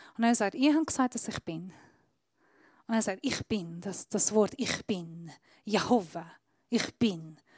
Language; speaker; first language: German; non-native, fluent; Persian